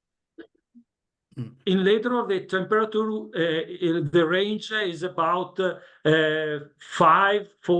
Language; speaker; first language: English; non-native, learner; Italian